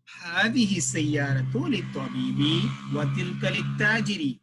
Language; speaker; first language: Arabic; non-native, fluent; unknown